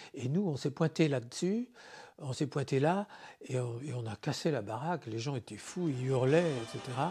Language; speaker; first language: French; native; French